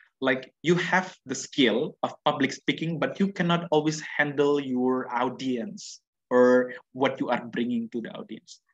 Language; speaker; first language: English; non-native, fluent; Indonesian